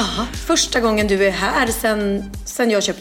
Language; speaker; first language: Swedish; native; Swedish